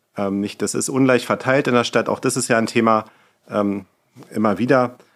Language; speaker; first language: German; native; German